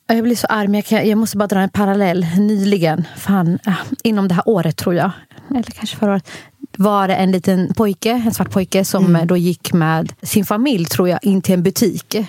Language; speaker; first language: Swedish; early bilingual, other home language; Somali